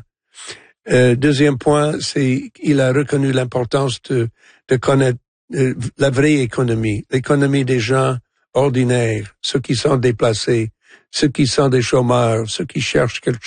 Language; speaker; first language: French; non-native, fluent; English